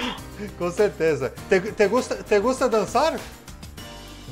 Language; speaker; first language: Spanish; non-native, learner; Portuguese